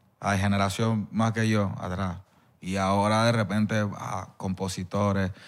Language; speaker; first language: Spanish; native; Spanish